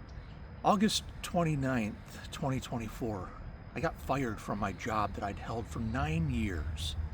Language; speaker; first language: English; native; English